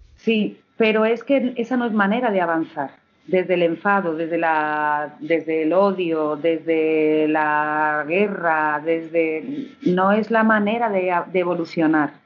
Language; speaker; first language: Spanish; native; Spanish